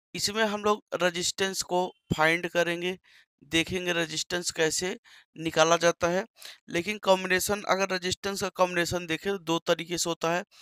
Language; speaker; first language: Hindi; native; Hindi